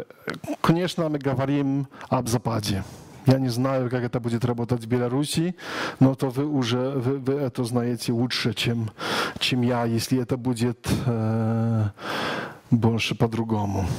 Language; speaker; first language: Russian; non-native, learner; Polish